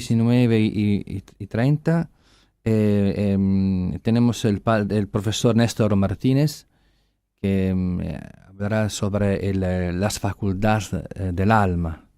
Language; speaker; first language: Spanish; non-native, fluent; Italian